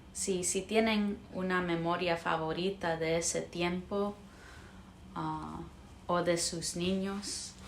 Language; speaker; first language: Spanish; early bilingual, heritage; English